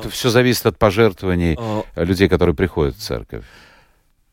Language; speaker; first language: Russian; native; Russian